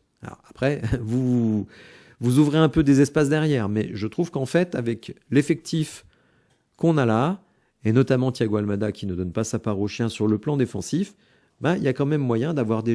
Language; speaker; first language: French; native; French